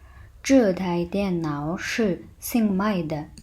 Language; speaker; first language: Chinese; non-native, fluent; Mongolian